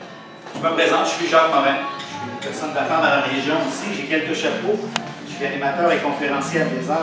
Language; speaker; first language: French; native; French